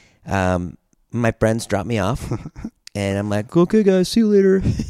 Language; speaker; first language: English; native; English